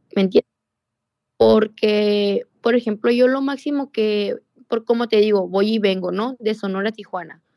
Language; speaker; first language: Spanish; native; Spanish